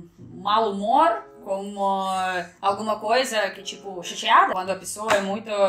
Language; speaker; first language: Portuguese; non-native, fluent; Russian